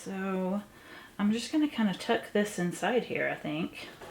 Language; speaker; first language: English; native; English